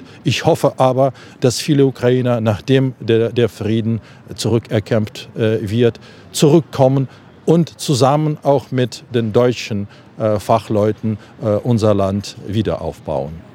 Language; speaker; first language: German; non-native, fluent; Ukrainian